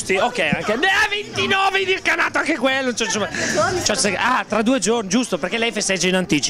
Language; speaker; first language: Italian; native; Italian